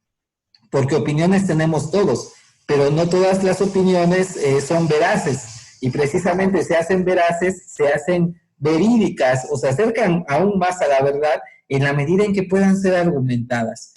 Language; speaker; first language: Spanish; native; Spanish